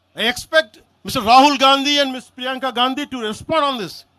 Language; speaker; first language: English; non-native, local second language; Telugu